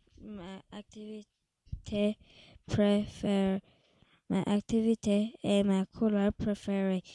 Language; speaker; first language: French; non-native, learner; English